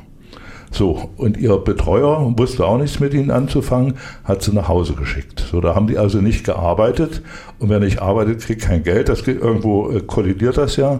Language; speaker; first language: German; native; German